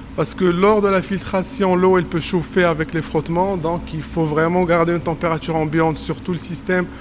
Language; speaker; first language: French; non-native, local second language; Arabic